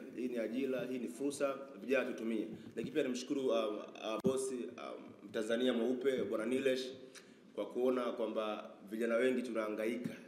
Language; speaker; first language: Swahili; native; Swahili